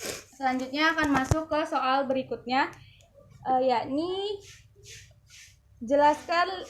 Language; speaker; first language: Indonesian; native; Indonesian